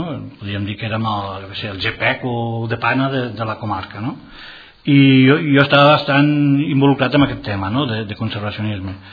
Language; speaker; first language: Catalan; non-native, local second language; Spanish